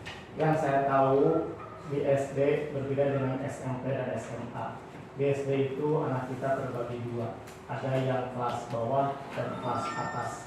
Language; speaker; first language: Indonesian; native; Indonesian